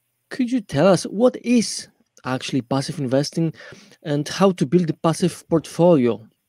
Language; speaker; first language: English; non-native, fluent; Polish